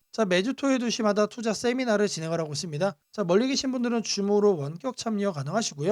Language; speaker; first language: Korean; native; Korean